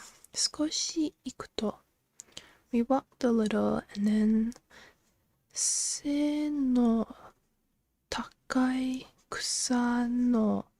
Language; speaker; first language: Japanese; non-native, learner; English